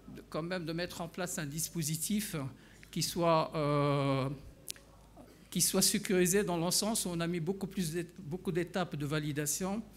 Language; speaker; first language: French; non-native, local second language; Arabic